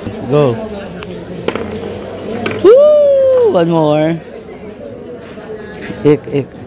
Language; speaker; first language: English; non-native, learner; Filipino